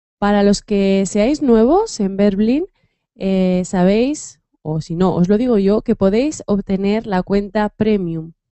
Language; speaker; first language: Spanish; native; Spanish